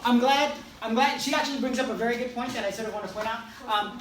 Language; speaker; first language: English; native; English